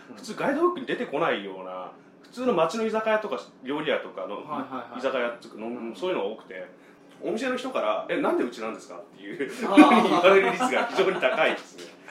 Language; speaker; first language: Japanese; native; Japanese